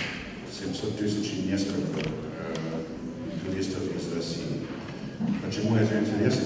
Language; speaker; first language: Russian; non-native, fluent; German